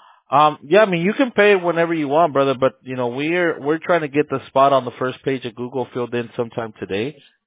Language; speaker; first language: English; early bilingual, other home language; Spanish